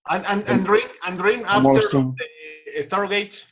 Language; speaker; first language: English; non-native, learner; Spanish